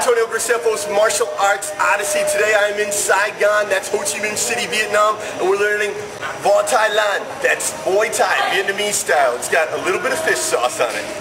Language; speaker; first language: English; native; English